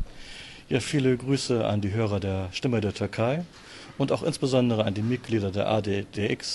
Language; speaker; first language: German; native; German